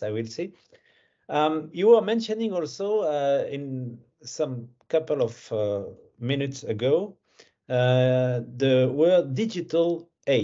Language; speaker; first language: English; non-native, fluent; French